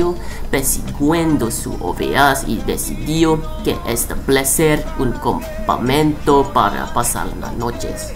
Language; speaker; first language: Spanish; non-native, learner; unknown